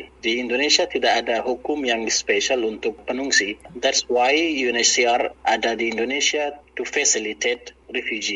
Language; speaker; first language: Indonesian; non-native, learner; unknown